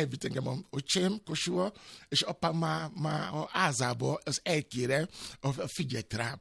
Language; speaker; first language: Hungarian; non-native, learner; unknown